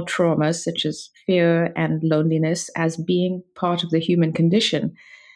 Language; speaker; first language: English; native; English